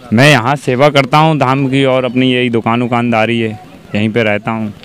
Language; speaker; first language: Hindi; native; Hindi